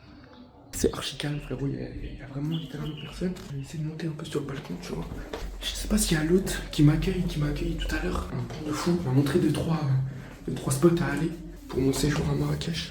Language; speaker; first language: French; native; French